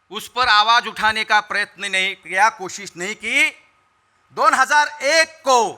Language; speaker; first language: Hindi; non-native, local second language; Marathi